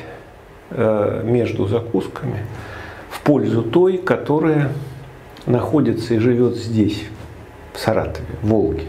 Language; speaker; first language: Russian; native; Russian